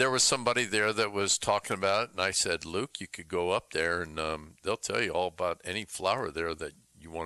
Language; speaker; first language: English; native; English